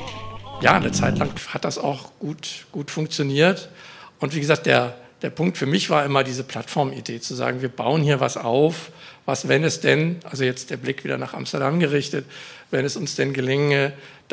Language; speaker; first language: German; native; German